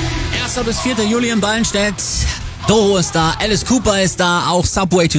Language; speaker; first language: German; native; German